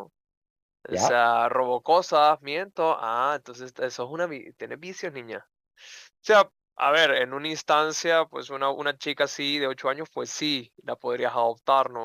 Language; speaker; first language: Spanish; native; Spanish